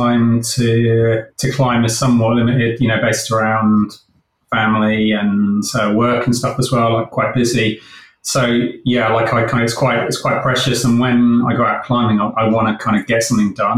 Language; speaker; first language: English; native; English